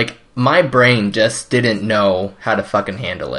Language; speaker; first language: English; early bilingual, other home language; Cantonese